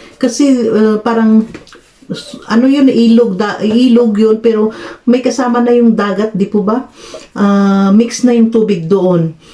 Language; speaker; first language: Filipino; native; Filipino